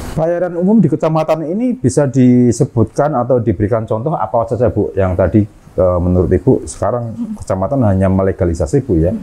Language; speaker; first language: Indonesian; native; Indonesian